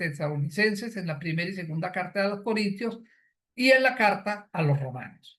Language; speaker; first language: Spanish; native; Spanish